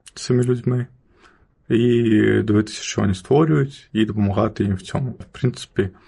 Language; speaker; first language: Ukrainian; early bilingual, other home language; Armenian